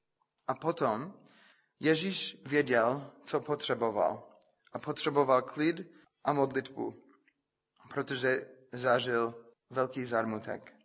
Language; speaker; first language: Czech; non-native, fluent; English